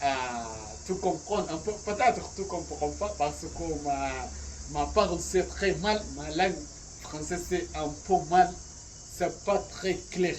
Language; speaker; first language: French; non-native, learner; Arabic